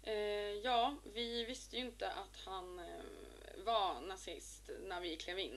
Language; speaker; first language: Swedish; native; Swedish